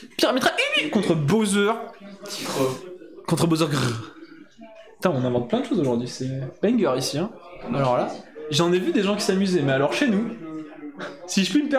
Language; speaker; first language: French; native; French